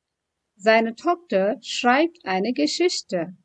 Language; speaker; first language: German; non-native, fluent; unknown